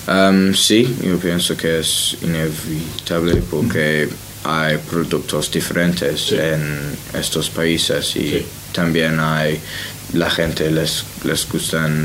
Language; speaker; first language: Spanish; non-native, learner; English